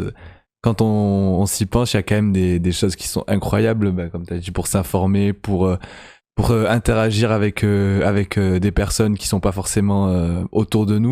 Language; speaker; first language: French; native; French